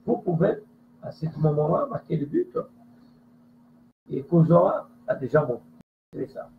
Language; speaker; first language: French; non-native, fluent; Portuguese